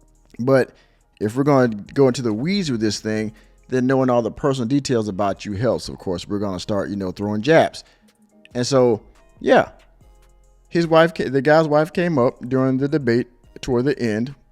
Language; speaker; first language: English; native; English